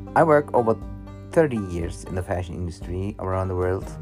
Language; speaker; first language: English; non-native, learner; German